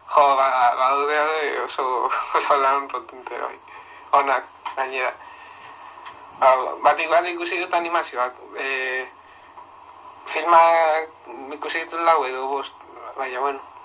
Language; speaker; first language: Basque; non-native, local second language; Spanish